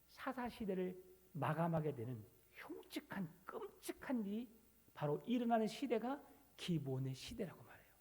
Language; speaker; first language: Korean; native; Korean